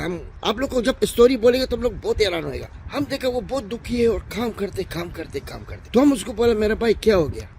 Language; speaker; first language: Hindi; non-native, learner; Arabic